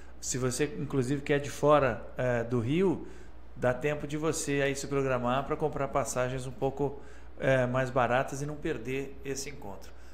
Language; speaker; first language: Portuguese; native; Portuguese